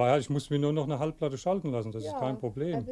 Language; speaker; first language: German; native; German